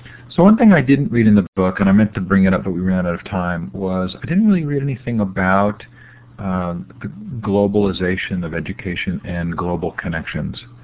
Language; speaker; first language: English; native; English